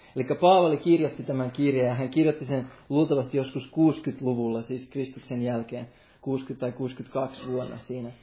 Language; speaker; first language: Finnish; non-native, local second language; Swedish